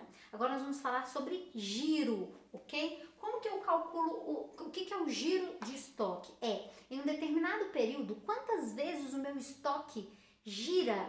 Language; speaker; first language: Portuguese; native; Portuguese